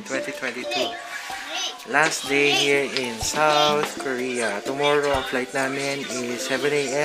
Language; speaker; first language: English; non-native, local second language; Filipino